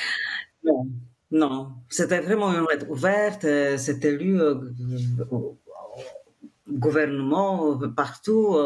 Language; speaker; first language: French; non-native, fluent; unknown